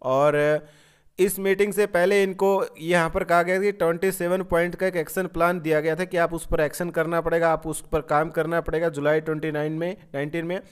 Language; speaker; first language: Hindi; native; Hindi